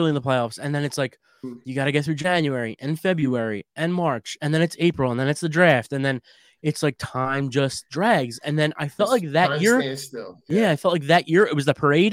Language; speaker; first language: English; native; English